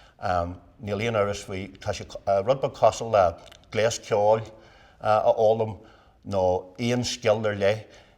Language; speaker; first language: Irish; non-native, local second language; English